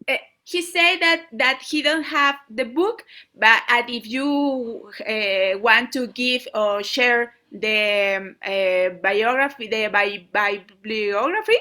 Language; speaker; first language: English; non-native, learner; Spanish